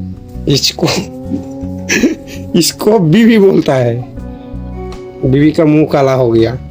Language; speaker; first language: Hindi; non-native, local second language; Bangla